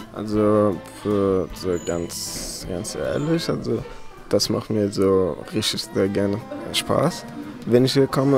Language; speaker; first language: German; non-native, fluent; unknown